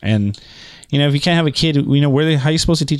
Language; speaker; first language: English; native; English